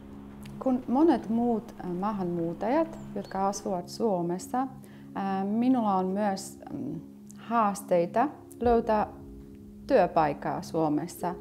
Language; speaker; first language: Finnish; non-native, local second language; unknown